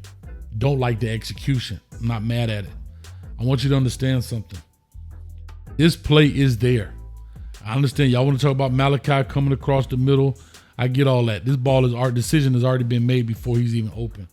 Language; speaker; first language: English; native; English